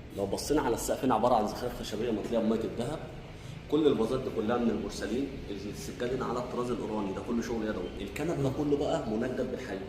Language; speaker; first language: Egyptian Arabic; native; Egyptian Arabic